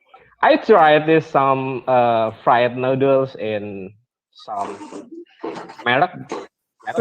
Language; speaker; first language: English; non-native, learner; Indonesian